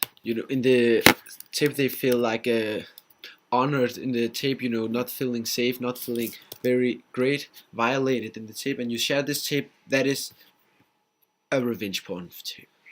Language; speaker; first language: English; non-native, fluent; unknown